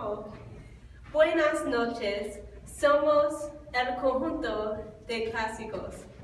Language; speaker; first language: Spanish; non-native, learner; English